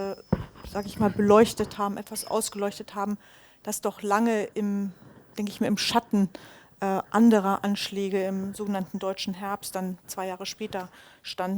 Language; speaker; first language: German; native; German